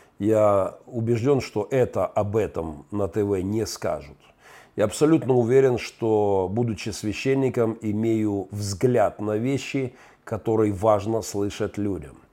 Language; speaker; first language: Russian; native; Russian